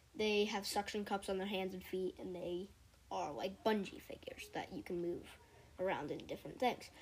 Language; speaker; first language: English; native; English